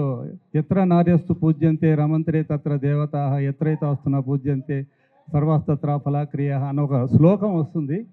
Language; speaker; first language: Telugu; native; Telugu